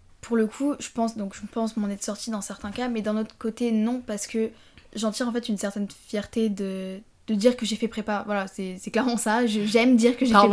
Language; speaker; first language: French; native; French